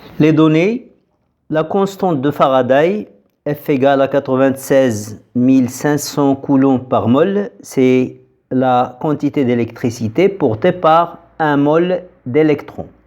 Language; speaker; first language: French; non-native, local second language; Arabic